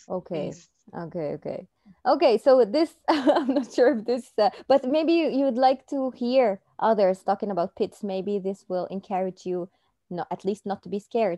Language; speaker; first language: English; non-native, fluent; Arabic